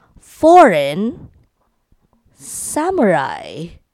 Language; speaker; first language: English; non-native, local second language; Cebuano